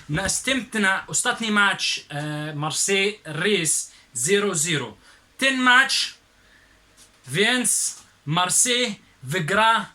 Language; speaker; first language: Polish; non-native, learner; Arabic